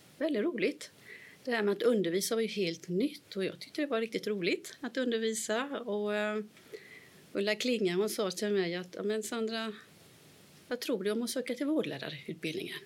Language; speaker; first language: Swedish; native; Swedish